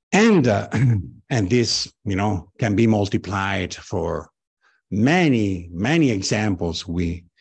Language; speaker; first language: English; non-native, fluent; Italian